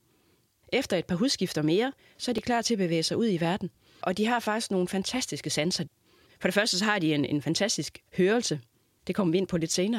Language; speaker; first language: Danish; native; Danish